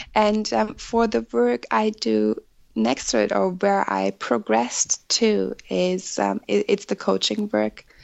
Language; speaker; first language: English; non-native, fluent; German